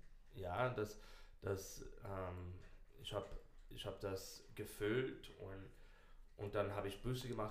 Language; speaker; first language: German; non-native, learner; English